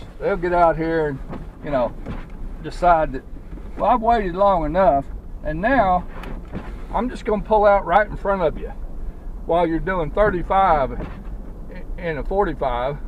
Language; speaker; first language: English; native; English